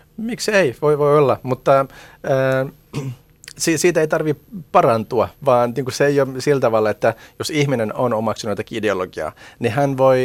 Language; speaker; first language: Finnish; early bilingual, other home language; Arabic